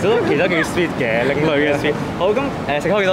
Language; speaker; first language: Chinese; native; Chinese